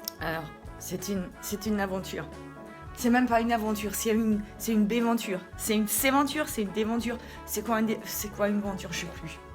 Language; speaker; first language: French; non-native, fluent; German